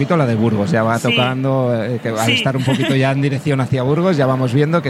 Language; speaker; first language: Spanish; native; Spanish